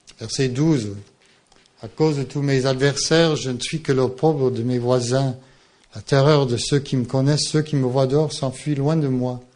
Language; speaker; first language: French; non-native, fluent; English